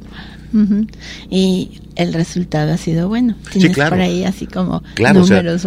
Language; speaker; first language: Spanish; native; Spanish